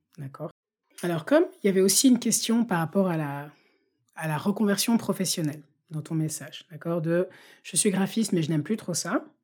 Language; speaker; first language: French; non-native, local second language; Bambara